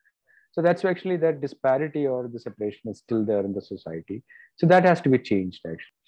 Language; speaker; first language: English; non-native, local second language; Malayalam